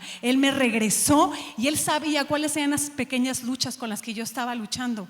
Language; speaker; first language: Spanish; native; Spanish